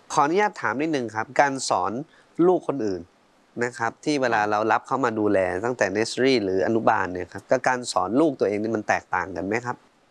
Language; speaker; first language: Thai; native; Thai